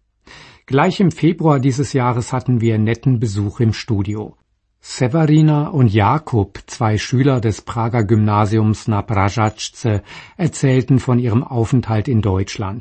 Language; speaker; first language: German; native; German